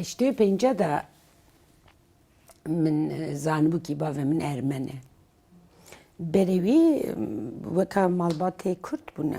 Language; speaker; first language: Kurdish; non-native, local second language; Turkish